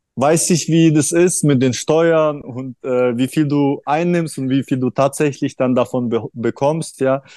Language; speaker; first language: German; early bilingual, other home language; Russian